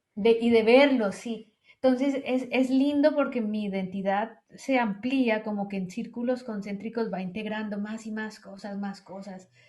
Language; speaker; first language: Spanish; native; Spanish